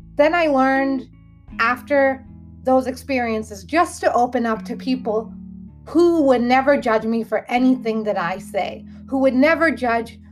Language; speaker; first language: English; early bilingual, other home language; Hindi